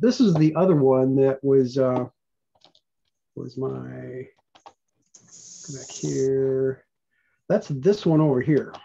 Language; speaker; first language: English; native; English